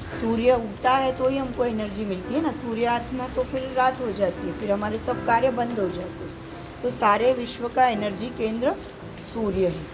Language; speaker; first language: Hindi; non-native, local second language; Marathi